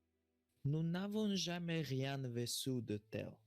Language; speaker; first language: French; non-native, learner; Slovak